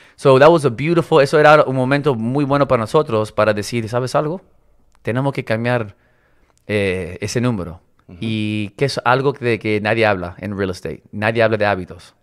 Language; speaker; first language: Spanish; non-native, local second language; English